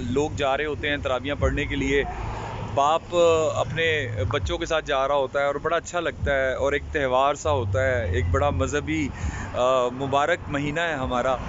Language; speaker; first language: Urdu; native; Urdu